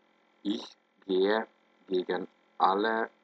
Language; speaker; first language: German; non-native, fluent; Hungarian